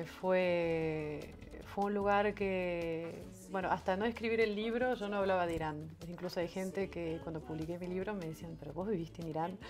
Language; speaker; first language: Spanish; non-native, fluent; French